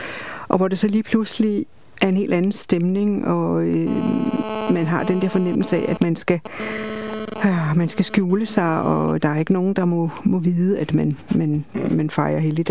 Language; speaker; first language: Danish; native; Danish